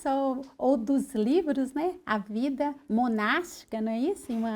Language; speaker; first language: Portuguese; native; Portuguese